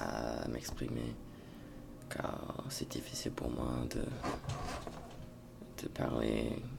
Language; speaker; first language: French; non-native, fluent; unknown